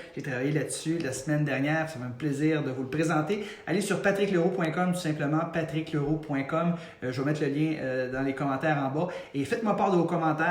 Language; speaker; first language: French; native; French